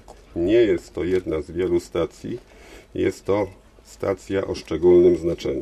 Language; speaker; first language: Polish; native; Polish